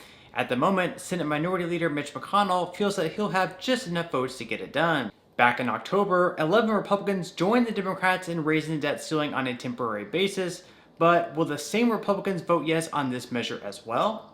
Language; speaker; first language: English; native; English